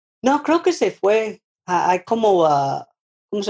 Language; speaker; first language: Spanish; non-native, learner; English